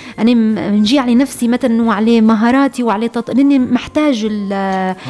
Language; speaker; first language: Arabic; native; Arabic